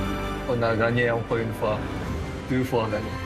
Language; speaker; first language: French; non-native, learner; Japanese